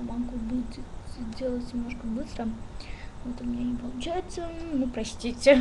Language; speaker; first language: Russian; non-native, learner; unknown